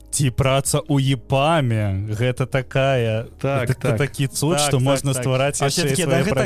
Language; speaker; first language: Belarusian; non-native, local second language; Russian